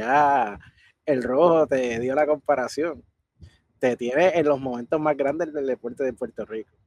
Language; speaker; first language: Spanish; native; Spanish